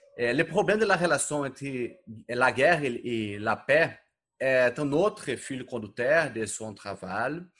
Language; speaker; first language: French; non-native, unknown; Portuguese